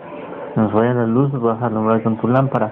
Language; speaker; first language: Spanish; native; Spanish